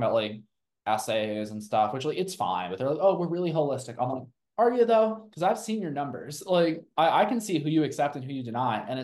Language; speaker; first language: English; native; English